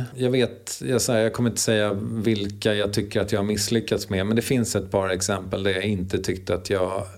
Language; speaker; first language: Swedish; native; Swedish